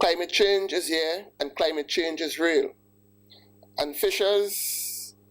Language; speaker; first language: English; native; English